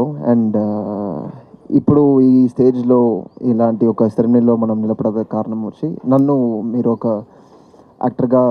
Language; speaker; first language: Telugu; non-native, learner; Tamil